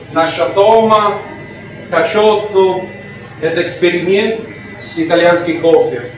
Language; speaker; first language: Russian; non-native, learner; Italian